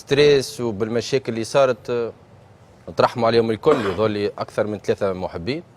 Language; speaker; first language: Arabic; native; Arabic